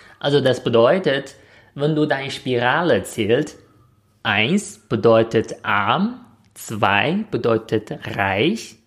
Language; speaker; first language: German; non-native, fluent; Chinese